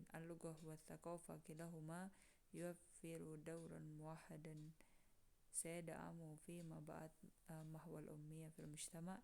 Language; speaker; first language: Arabic; non-native, fluent; Indonesian